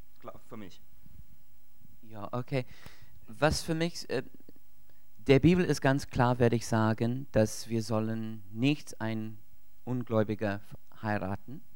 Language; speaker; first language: German; non-native, learner; English